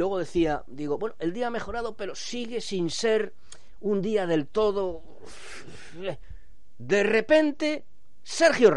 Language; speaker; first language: Spanish; native; Spanish